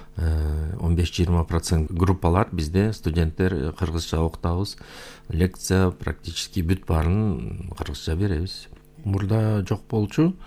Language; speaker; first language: Kyrgyz; non-native, local second language; Uyghur